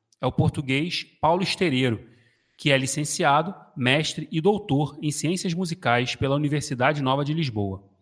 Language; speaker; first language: Portuguese; native; Portuguese